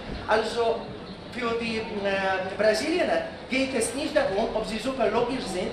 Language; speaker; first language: German; non-native, fluent; Polish